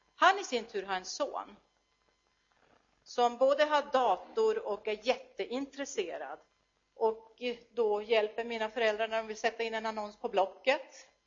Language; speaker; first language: Swedish; native; Swedish